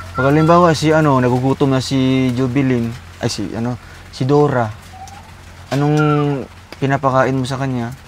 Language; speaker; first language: Filipino; non-native, local second language; Cebuano